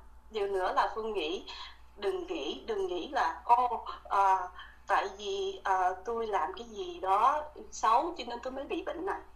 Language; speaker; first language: Vietnamese; early bilingual, heritage; Vietnamese